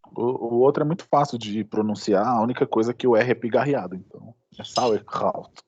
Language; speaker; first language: Portuguese; native; Portuguese